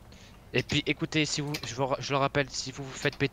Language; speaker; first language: French; native; French